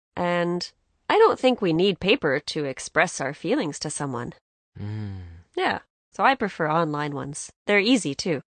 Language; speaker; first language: English; native; English